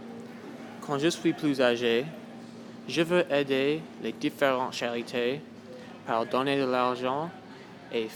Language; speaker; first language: French; non-native, local second language; English